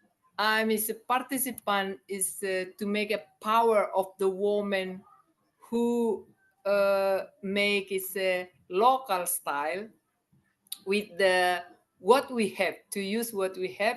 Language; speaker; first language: English; non-native, learner; Indonesian